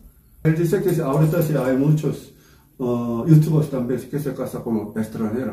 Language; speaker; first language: Spanish; non-native, learner; Korean